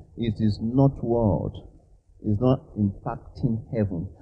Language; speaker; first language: English; non-native, local second language; Yoruba